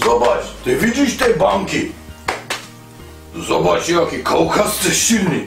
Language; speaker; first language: Polish; non-native, fluent; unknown